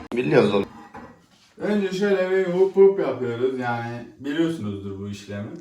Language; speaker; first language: Turkish; native; Turkish